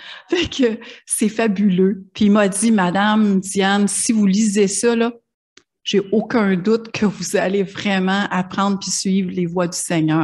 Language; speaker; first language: French; native; French